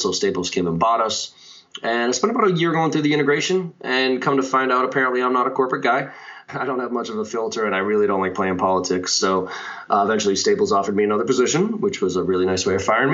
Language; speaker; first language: English; native; English